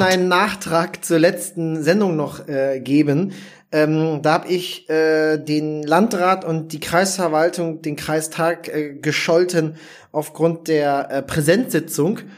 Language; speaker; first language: German; native; German